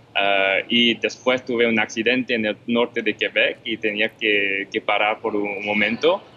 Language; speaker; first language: Spanish; non-native, fluent; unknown